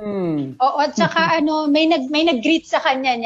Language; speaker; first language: Filipino; native; Filipino